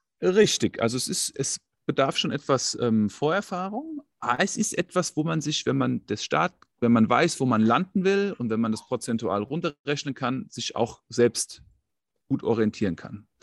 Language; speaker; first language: German; native; German